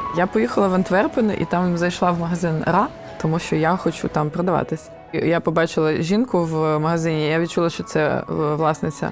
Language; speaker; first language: Ukrainian; non-native, local second language; Russian